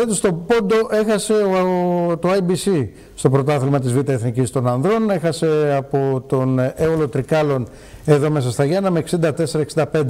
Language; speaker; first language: Greek; native; Greek